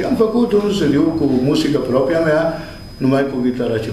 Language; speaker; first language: Romanian; non-native, learner; Spanish